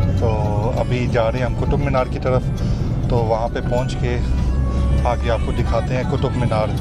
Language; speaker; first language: Urdu; native; Urdu